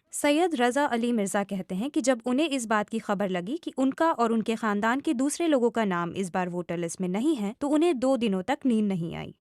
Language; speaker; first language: Urdu; native; Urdu